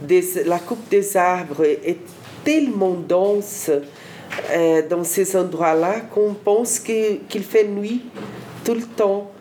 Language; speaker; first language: French; non-native, fluent; Portuguese